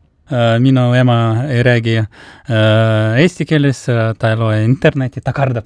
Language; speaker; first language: Estonian; non-native, local second language; Russian